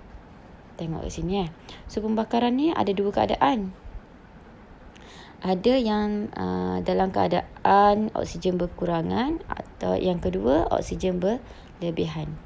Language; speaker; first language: Malay; native; Malay